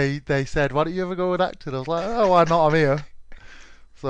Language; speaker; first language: English; native; English